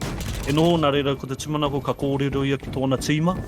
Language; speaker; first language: Māori; non-native, local second language; English